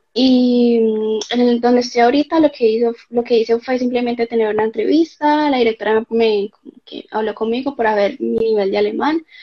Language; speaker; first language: Spanish; native; Spanish